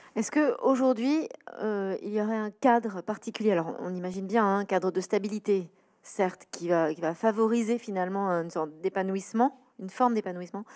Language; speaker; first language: French; native; French